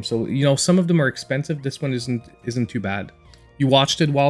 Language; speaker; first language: English; native; English